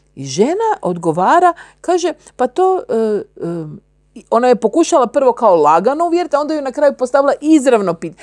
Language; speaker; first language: Croatian; native; Croatian